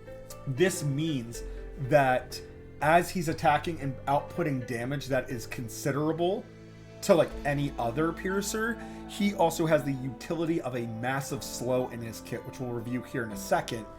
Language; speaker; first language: English; native; English